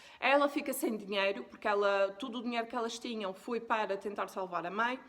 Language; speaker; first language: Portuguese; native; Portuguese